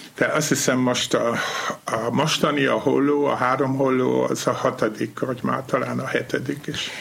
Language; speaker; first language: Hungarian; non-native, fluent; German